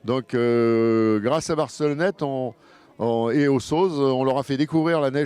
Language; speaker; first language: French; native; French